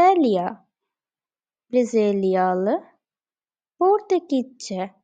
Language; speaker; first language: Turkish; non-native, fluent; Bangla